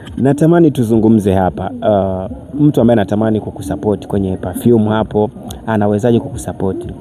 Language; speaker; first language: Swahili; native; Swahili